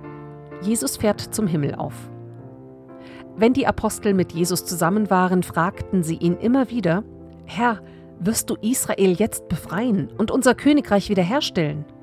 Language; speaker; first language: German; native; German